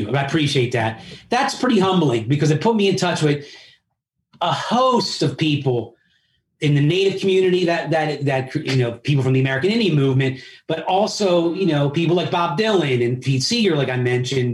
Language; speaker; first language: English; early bilingual, other home language; Italian